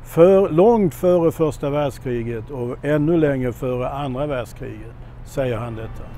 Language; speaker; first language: Swedish; non-native, fluent; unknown